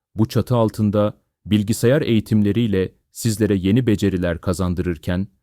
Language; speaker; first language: Turkish; non-native, fluent; Korean